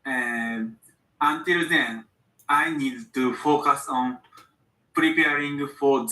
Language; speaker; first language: English; non-native, learner; Japanese